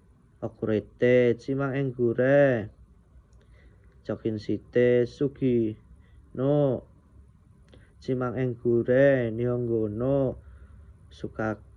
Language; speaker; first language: Japanese; non-native, learner; Indonesian